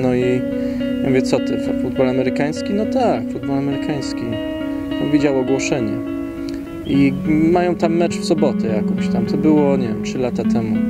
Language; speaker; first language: Polish; early bilingual, heritage; Polish